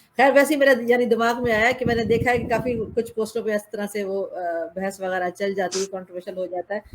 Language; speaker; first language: Urdu; native; Urdu